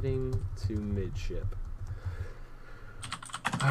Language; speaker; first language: English; native; English